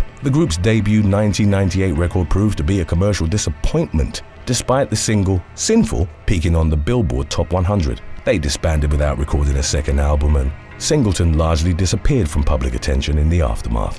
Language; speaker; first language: English; native; English